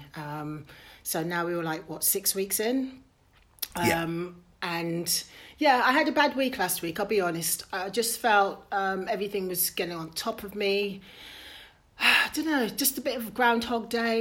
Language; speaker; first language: English; native; English